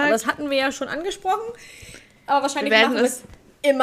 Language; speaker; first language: German; native; German